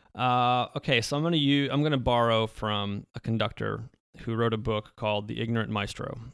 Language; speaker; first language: English; early bilingual, other home language; Polish